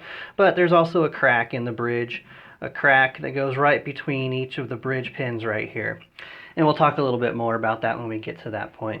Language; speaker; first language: English; native; English